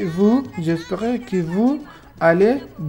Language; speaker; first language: French; non-native, learner; Arabic